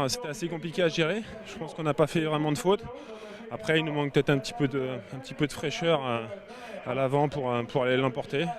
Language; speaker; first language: French; native; French